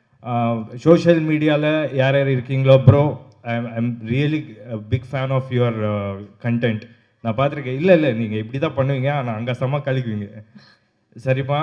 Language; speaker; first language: Tamil; non-native, local second language; Kannada